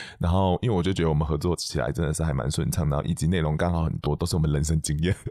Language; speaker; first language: Chinese; native; Chinese